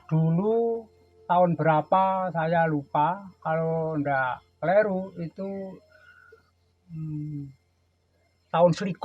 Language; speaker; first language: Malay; non-native, local second language; Javanese